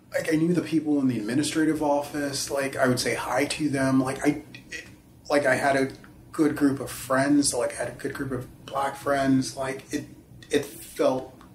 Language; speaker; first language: English; early bilingual, other home language; Haitian Creole